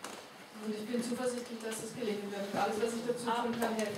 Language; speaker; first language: German; native; German